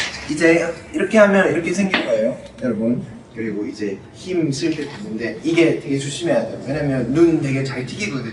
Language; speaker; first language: Korean; non-native, fluent; Thai